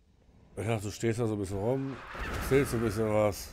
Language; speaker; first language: German; native; German